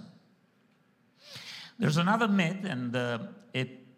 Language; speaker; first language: English; non-native, fluent; Romanian